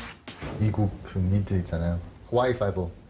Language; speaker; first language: Korean; non-native, learner; English